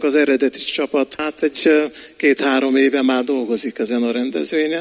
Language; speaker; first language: Hungarian; native; Hungarian